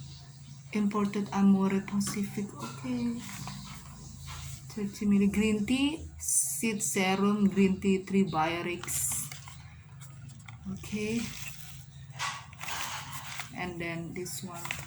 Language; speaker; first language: English; non-native, learner; Indonesian